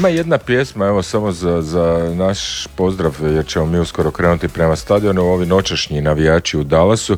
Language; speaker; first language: Serbian; native; Serbian